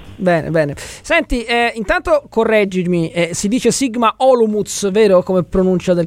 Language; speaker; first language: Italian; native; Italian